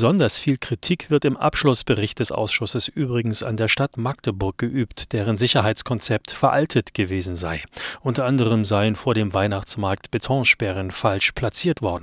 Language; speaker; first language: German; native; German